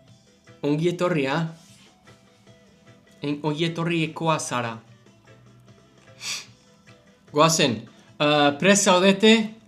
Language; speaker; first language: Basque; non-native, learner; English